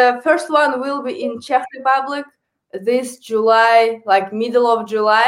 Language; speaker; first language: English; non-native, learner; Kazakh